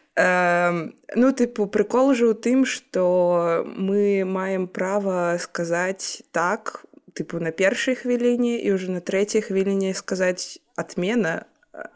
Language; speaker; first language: Belarusian; non-native, local second language; Russian